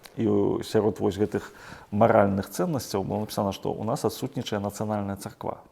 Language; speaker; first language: Belarusian; native; Belarusian